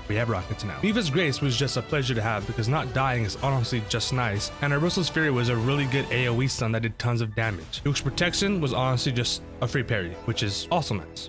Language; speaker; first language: English; native; English